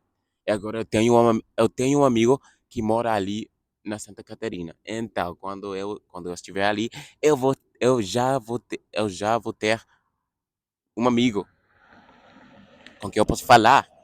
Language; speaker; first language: Portuguese; non-native, fluent; English